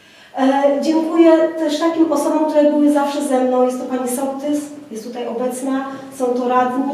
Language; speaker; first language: Polish; native; Polish